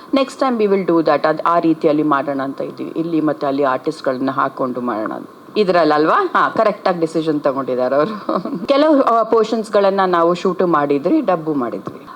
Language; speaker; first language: Kannada; native; Kannada